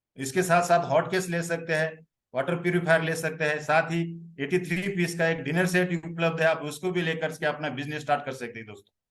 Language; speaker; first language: Hindi; non-native, local second language; Marathi